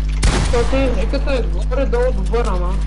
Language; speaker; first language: Bulgarian; native; Bulgarian